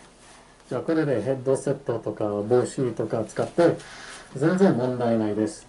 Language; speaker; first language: Japanese; non-native, fluent; English